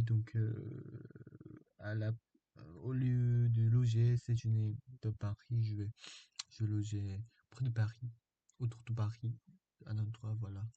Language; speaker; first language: French; non-native, learner; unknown